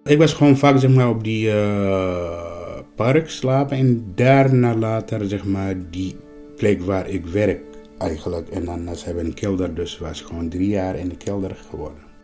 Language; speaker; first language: Dutch; non-native, learner; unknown